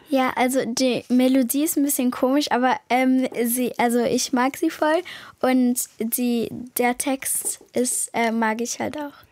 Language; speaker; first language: German; early bilingual, other home language; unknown